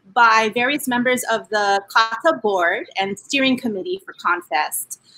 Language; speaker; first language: English; native; English